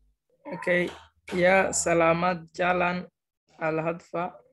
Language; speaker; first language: Indonesian; non-native, learner; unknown